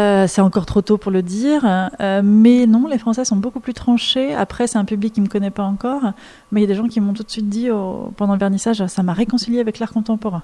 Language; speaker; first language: French; native; French